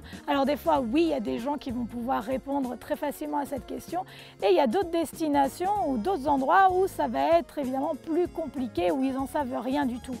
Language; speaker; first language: French; native; French